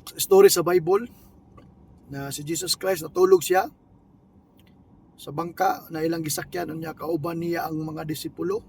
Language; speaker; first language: Cebuano; non-native, local second language; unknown